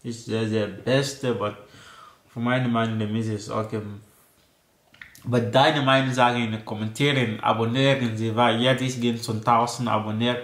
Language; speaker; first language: German; non-native, learner; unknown